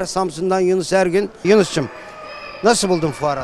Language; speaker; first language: Turkish; native; Turkish